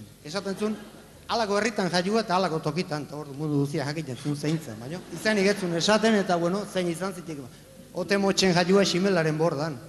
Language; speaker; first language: Basque; native; Basque